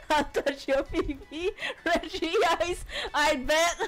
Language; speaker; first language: English; native; English